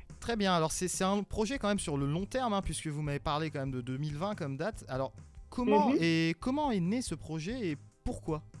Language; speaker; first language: French; native; French